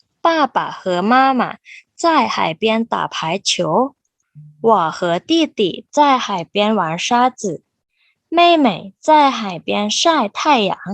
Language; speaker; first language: Chinese; non-native, fluent; Thai